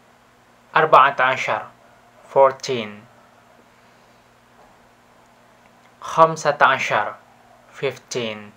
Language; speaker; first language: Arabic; non-native, learner; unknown